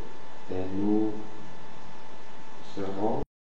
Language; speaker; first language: French; non-native, learner; Spanish